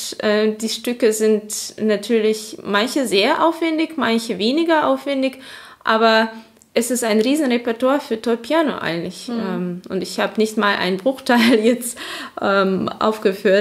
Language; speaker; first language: German; non-native, fluent; Azerbaijani